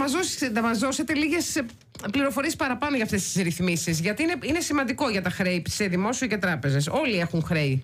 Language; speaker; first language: Greek; native; Greek